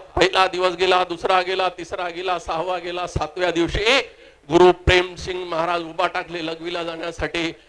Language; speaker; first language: Marathi; non-native, local second language; Lambadi